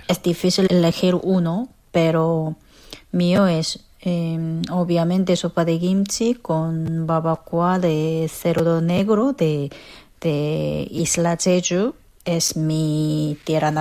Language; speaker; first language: Spanish; non-native, fluent; Korean